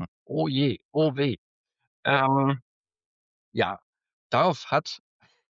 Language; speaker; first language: German; native; German